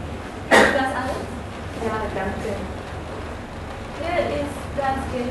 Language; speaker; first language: German; non-native, learner; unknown